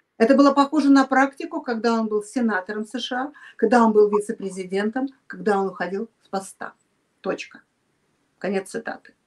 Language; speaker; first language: Russian; native; Russian